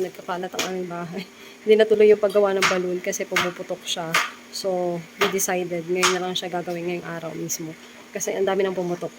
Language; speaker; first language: Filipino; native; Filipino